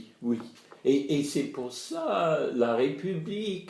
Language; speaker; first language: French; non-native, fluent; English